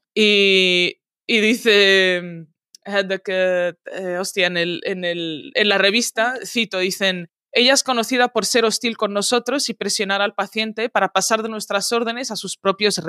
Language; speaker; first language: Spanish; early bilingual, other home language; Arabic